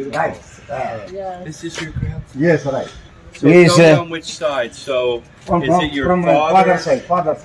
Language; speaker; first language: English; native; English